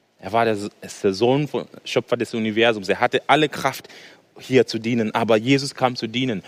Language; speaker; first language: German; non-native, fluent; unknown